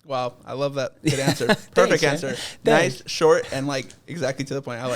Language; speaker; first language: English; native; English